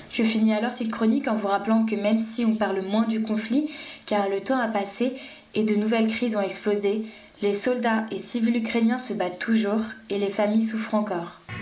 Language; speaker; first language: French; native; French